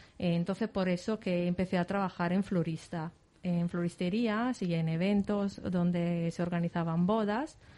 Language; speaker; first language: Spanish; non-native, fluent; Italian